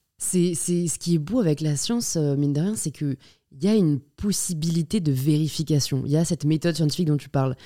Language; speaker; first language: French; native; French